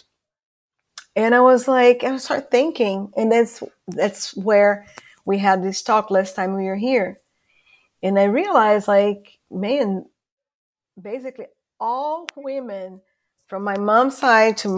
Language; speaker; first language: English; non-native, fluent; Portuguese